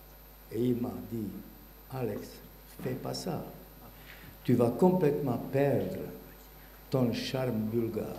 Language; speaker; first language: French; non-native, learner; Bulgarian